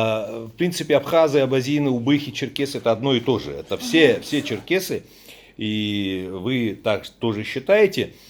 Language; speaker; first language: Russian; native; Russian